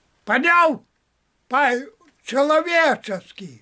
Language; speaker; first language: Russian; native; Russian